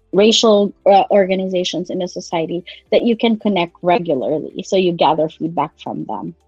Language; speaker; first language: English; non-native, local second language; Cebuano